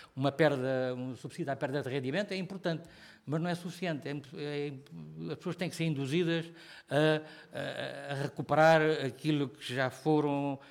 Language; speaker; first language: Portuguese; native; Portuguese